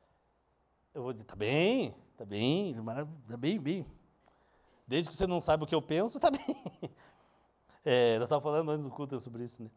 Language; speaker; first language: Portuguese; native; Portuguese